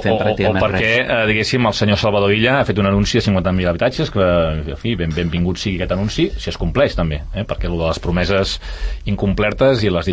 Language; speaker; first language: Catalan; native; Catalan